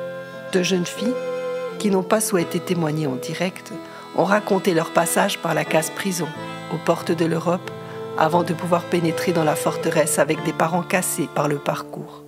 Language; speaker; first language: French; native; French